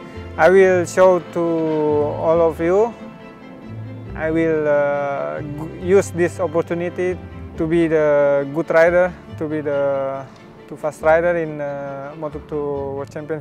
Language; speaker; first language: English; non-native, learner; Indonesian